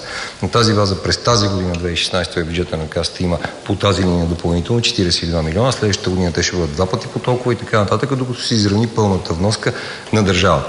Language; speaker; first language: Bulgarian; native; Bulgarian